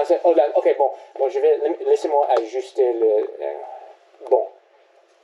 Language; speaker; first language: French; non-native, learner; English